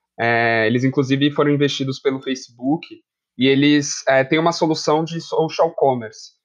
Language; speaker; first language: Portuguese; native; Portuguese